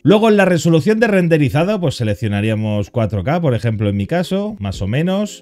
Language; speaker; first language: Spanish; native; Spanish